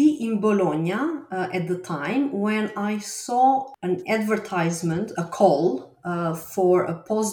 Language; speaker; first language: English; non-native, fluent; Albanian